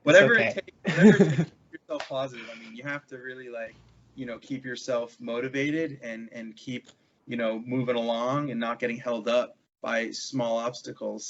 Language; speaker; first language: English; native; English